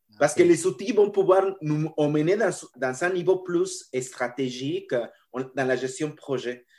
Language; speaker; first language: French; non-native, fluent; Spanish